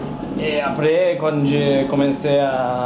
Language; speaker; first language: French; non-native, learner; Spanish